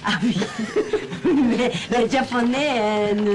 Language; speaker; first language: French; non-native, learner; Japanese